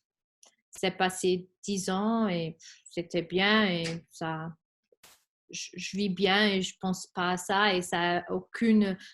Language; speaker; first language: French; non-native, fluent; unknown